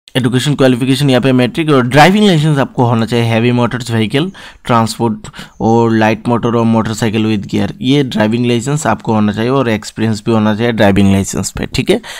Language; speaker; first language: Hindi; non-native, local second language; Bangla